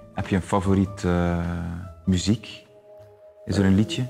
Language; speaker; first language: Dutch; non-native, learner; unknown